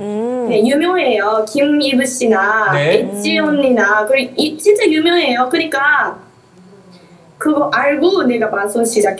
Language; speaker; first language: Korean; non-native, fluent; Japanese